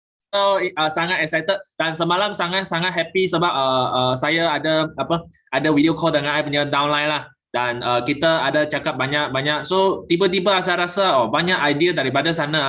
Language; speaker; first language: Malay; native; Malay